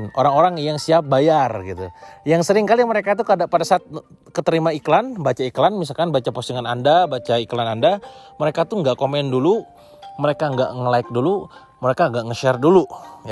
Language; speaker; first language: Indonesian; native; Indonesian